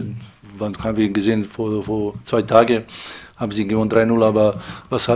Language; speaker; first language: German; non-native, fluent; Serbian